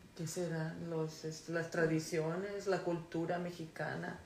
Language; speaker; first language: Spanish; early bilingual, other home language; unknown